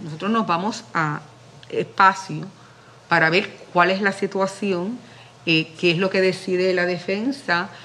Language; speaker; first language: Spanish; native; Spanish